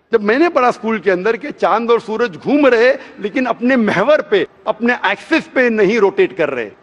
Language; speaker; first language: Hindi; non-native, local second language; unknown